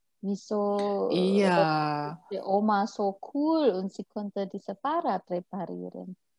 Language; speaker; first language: German; non-native, fluent; Indonesian